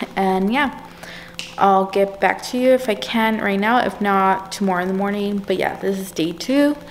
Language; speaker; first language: English; early bilingual, other home language; Spanish